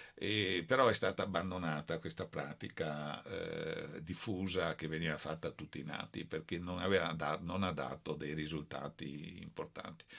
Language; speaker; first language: Italian; native; Italian